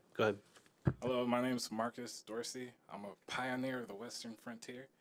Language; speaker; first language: English; native; English